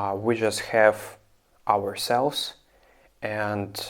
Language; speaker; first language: English; non-native, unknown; Russian